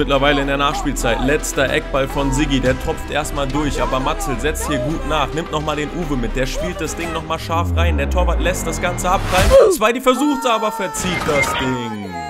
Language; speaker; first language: German; native; German